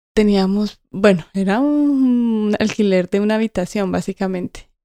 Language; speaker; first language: Spanish; native; Spanish